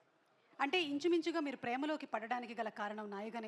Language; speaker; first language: Telugu; native; Telugu